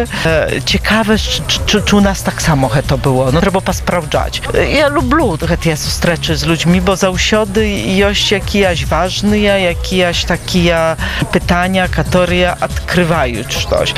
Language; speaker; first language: Polish; non-native, local second language; Belarusian